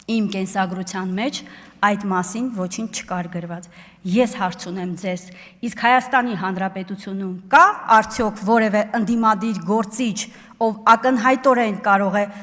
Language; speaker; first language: Armenian; native; Armenian